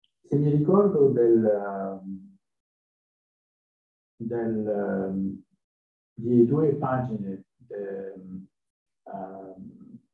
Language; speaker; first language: Italian; non-native, learner; French